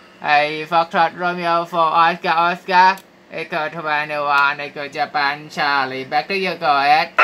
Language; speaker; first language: English; non-native, learner; Thai